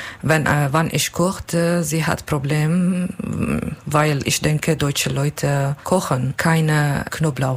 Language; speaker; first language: German; non-native, learner; Kurdish